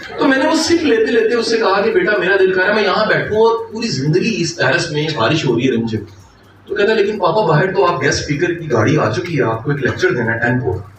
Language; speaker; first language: Urdu; non-native, local second language; Punjabi